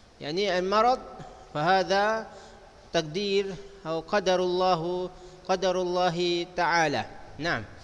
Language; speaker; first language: Arabic; non-native, fluent; Indonesian